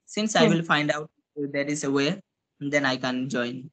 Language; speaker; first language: English; non-native, local second language; Odia